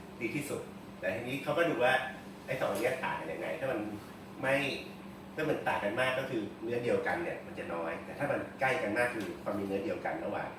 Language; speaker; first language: Thai; native; Thai